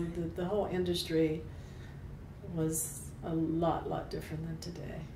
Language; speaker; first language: English; native; English